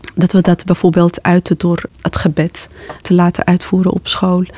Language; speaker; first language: Dutch; non-native, fluent; Arabic